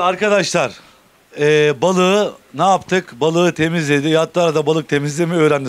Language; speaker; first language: Turkish; native; Turkish